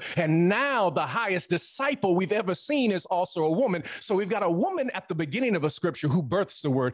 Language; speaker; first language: English; native; English